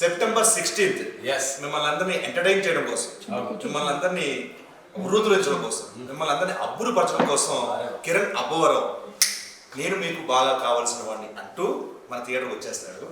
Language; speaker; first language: Telugu; native; Telugu